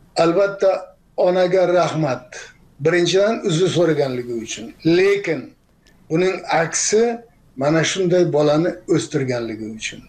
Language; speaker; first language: Uzbek; native; Uzbek